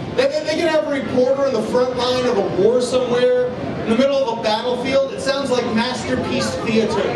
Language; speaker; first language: English; native; English